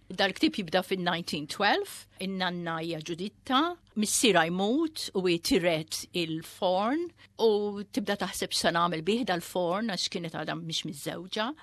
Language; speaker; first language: Maltese; early bilingual, heritage; Maltese